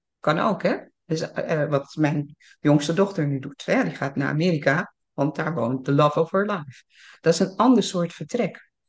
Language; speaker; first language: Dutch; early bilingual, other home language; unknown